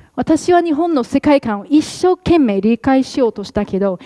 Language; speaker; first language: Japanese; non-native, fluent; English